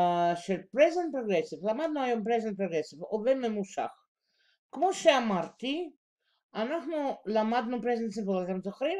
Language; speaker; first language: Hebrew; non-native, fluent; Russian